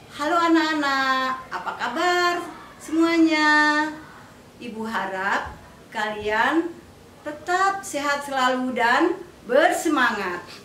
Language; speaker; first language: Indonesian; native; Indonesian